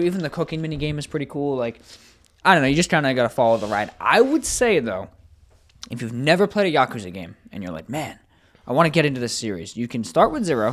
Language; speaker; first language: English; native; English